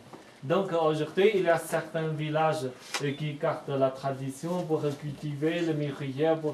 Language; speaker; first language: French; non-native, fluent; Chinese